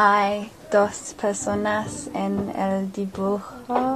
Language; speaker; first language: Spanish; non-native, learner; English